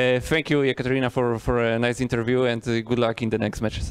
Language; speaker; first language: English; non-native, fluent; Polish